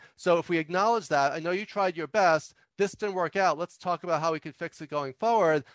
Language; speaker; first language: English; native; English